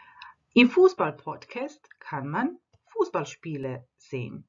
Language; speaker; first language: German; non-native, fluent; Croatian